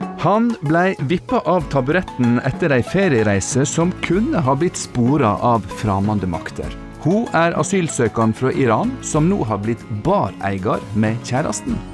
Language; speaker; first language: Norwegian; native; Norwegian